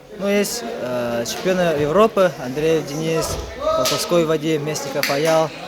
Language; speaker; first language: Russian; non-native, local second language; Yakut